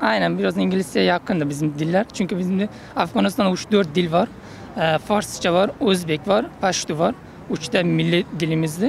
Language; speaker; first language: Turkish; non-native, learner; Uzbek